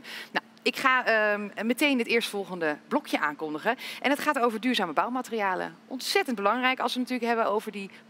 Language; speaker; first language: Dutch; native; Dutch